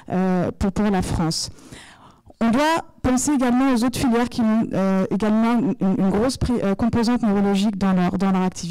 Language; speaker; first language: French; native; French